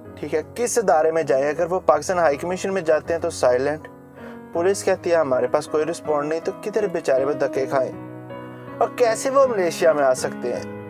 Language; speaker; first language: Urdu; native; Urdu